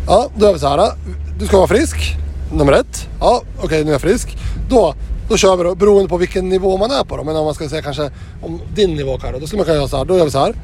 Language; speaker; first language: Swedish; native; Swedish